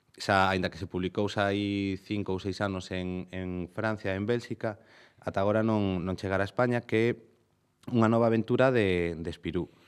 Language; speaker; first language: Galician; native; Galician